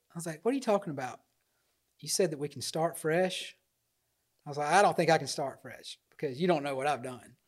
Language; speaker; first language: English; native; English